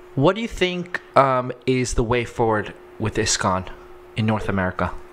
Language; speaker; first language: English; native; English